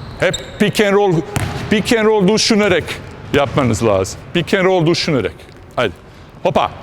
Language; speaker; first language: Turkish; non-native, fluent; Bosnian